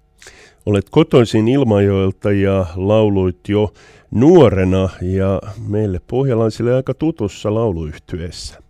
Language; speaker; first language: Finnish; native; Finnish